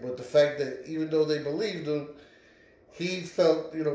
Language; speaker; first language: English; native; English